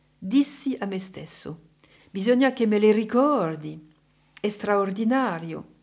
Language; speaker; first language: Italian; non-native, fluent; French